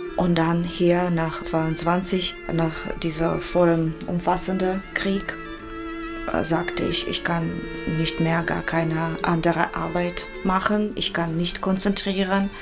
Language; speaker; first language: German; non-native, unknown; Russian